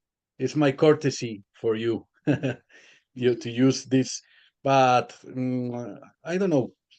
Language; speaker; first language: English; non-native, learner; Spanish